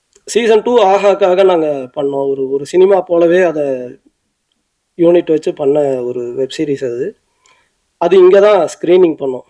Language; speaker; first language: Tamil; native; Tamil